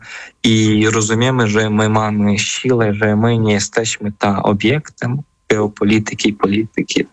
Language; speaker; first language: Polish; non-native, fluent; Ukrainian